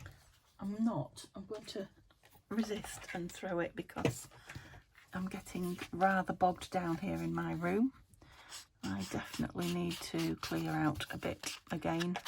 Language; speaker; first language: English; native; English